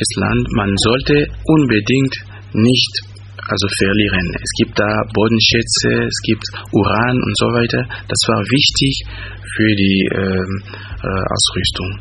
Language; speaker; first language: German; non-native, fluent; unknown